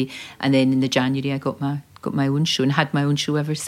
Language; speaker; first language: English; native; English